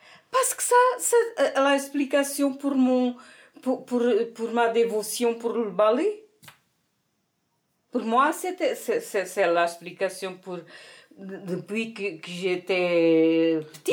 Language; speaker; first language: French; non-native, fluent; Portuguese